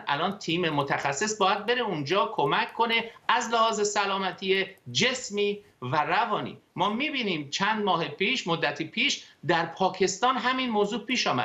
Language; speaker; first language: Persian; native; Persian